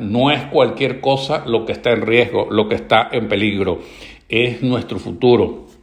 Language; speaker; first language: Spanish; native; Spanish